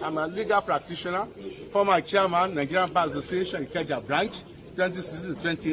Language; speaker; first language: English; non-native, local second language; Yoruba